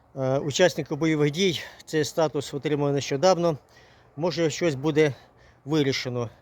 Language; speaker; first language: Ukrainian; non-native, local second language; Russian